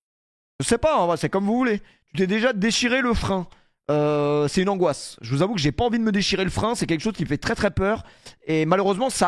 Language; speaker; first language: French; native; French